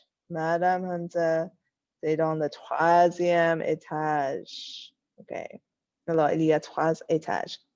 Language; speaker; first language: French; non-native, fluent; English